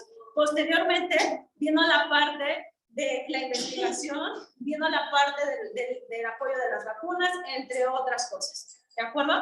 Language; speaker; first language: Spanish; native; Spanish